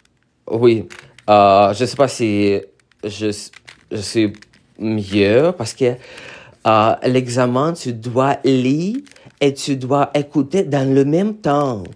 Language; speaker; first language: French; non-native, learner; Russian